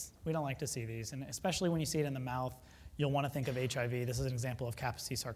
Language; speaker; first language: English; native; English